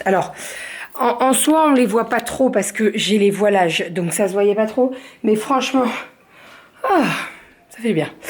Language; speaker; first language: French; native; French